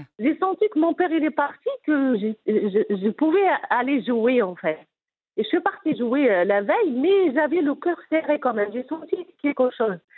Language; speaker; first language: French; non-native, local second language; Arabic